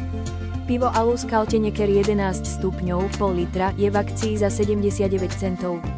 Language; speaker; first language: Slovak; native; Slovak